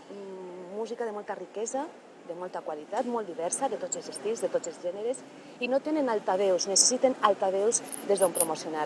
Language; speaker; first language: Catalan; native; Catalan